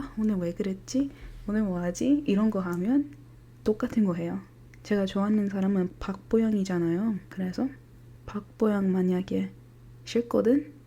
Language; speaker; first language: Korean; non-native, fluent; English